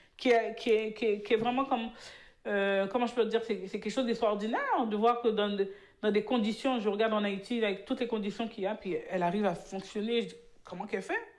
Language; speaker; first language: French; early bilingual, other home language; Haitian Creole